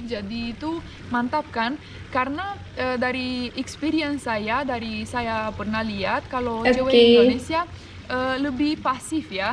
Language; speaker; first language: Indonesian; non-native, fluent; Romanian